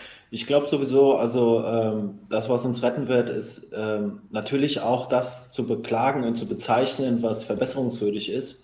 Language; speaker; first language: German; native; German